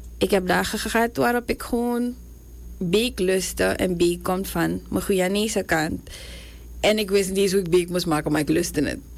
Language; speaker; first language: Dutch; native; Dutch